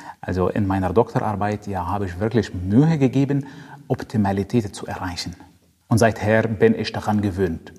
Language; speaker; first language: German; non-native, fluent; Arabic